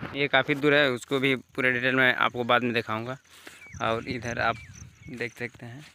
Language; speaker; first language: Hindi; native; Hindi